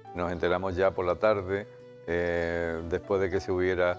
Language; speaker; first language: Spanish; native; Spanish